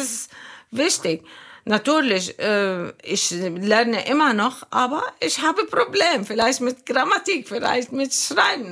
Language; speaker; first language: German; non-native, learner; Arabic